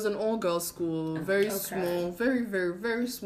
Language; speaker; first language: English; non-native, local second language; Kinyarwanda